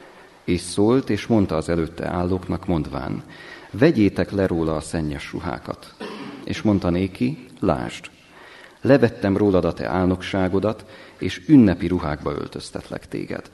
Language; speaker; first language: Hungarian; native; Hungarian